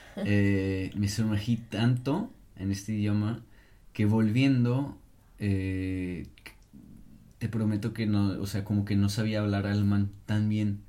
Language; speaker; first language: Spanish; non-native, fluent; German